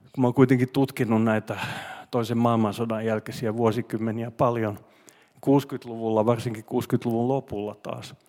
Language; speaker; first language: Finnish; non-native, local second language; Swedish